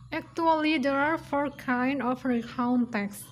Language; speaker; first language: English; non-native, fluent; Indonesian